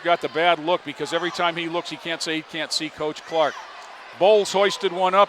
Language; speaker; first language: English; native; English